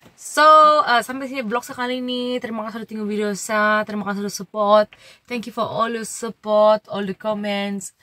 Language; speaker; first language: English; non-native, local second language; Malay